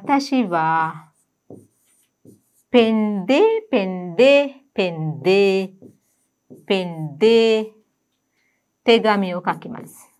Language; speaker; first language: Japanese; non-native, fluent; Sinhala